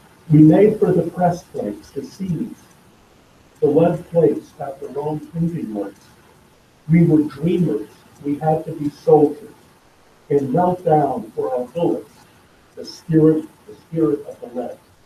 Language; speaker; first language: English; native; English